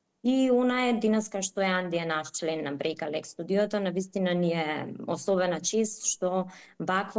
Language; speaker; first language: Macedonian; native; Macedonian